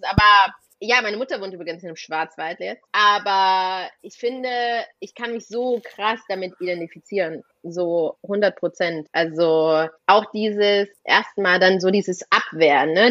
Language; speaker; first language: German; native; German